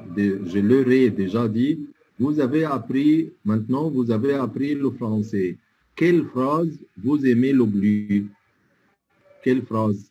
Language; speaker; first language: French; non-native, fluent; Arabic